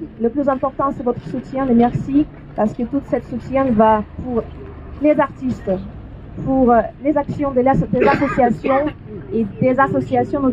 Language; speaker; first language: French; non-native, fluent; Russian